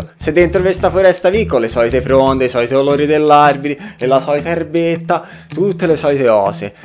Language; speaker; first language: Italian; native; Italian